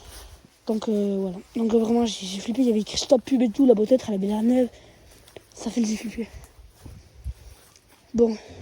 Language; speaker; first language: French; native; French